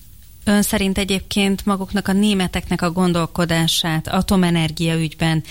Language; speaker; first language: Hungarian; native; Hungarian